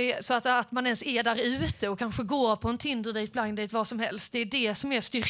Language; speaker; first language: Swedish; native; Swedish